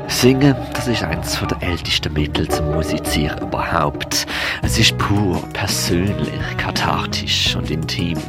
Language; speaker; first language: German; native; German